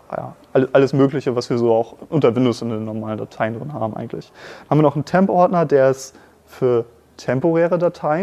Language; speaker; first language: German; native; German